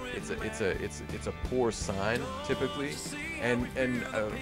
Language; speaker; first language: English; native; English